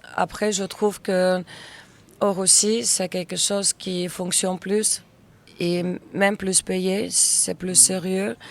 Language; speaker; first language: French; non-native, learner; Russian